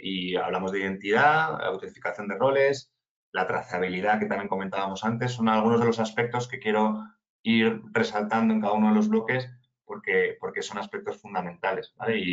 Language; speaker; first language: Spanish; native; Spanish